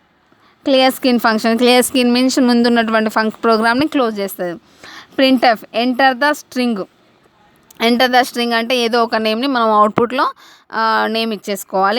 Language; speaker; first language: Telugu; native; Telugu